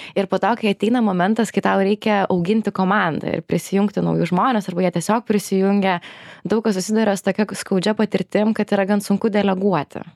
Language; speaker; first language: Lithuanian; native; Lithuanian